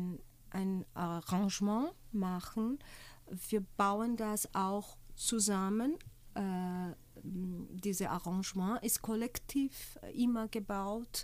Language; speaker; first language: German; non-native, fluent; Portuguese